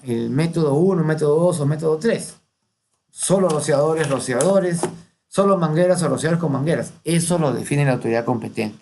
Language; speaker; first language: Spanish; native; Spanish